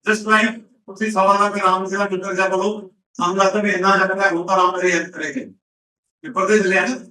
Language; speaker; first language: Hindi; non-native, local second language; Punjabi